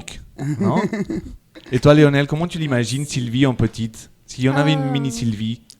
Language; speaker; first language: French; native; French